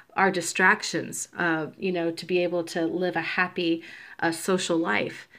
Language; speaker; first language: English; native; English